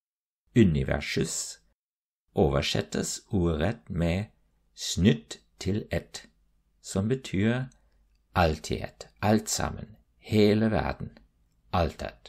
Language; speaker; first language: Norwegian; non-native, fluent; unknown